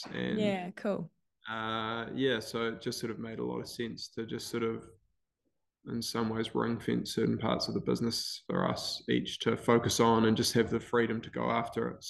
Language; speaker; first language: English; native; English